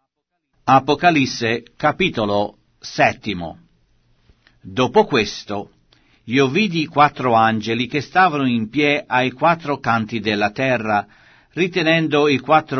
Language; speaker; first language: Italian; native; Italian